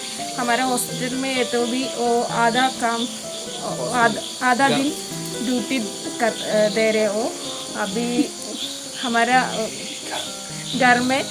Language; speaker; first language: Hindi; non-native, local second language; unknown